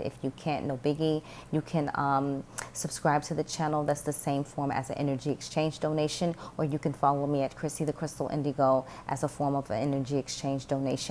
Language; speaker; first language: English; native; English